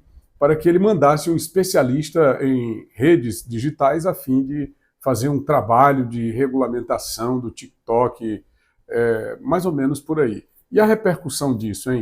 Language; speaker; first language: Portuguese; native; Portuguese